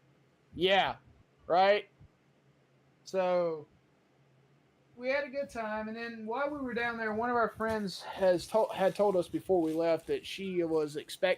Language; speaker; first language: English; native; English